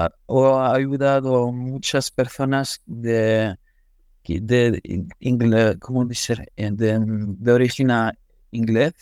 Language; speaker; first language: Spanish; non-native, learner; French